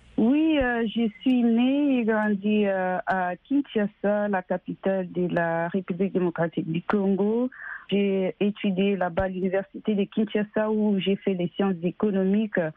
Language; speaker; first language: French; non-native, local second language; Lingala